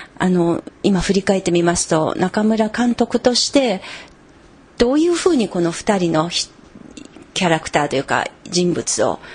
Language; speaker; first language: Japanese; non-native, fluent; Chinese